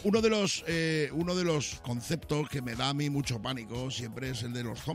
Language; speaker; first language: Spanish; native; Spanish